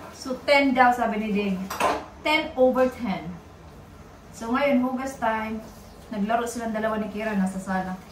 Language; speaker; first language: Filipino; non-native, local second language; Cebuano